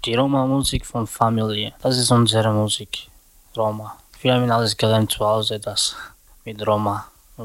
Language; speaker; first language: German; non-native, learner; Romany